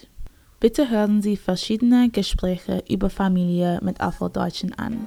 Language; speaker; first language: German; non-native, learner; English